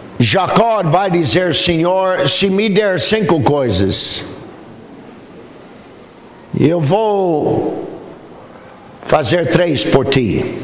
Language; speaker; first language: Portuguese; non-native, fluent; English